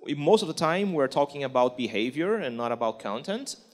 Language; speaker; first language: English; non-native, fluent; Portuguese